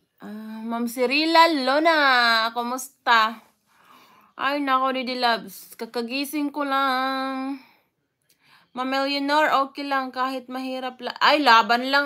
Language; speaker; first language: Filipino; non-native, local second language; Waray